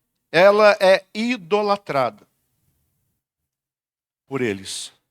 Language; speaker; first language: Portuguese; native; Portuguese